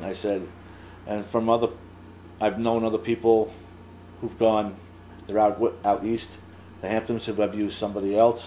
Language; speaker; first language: English; native; English